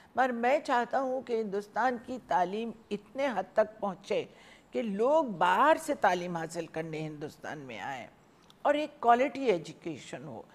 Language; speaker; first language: Hindi; native; Hindi